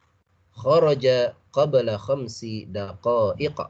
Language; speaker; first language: Indonesian; native; Indonesian